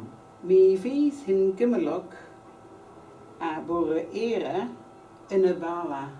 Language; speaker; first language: Welsh; non-native, learner; English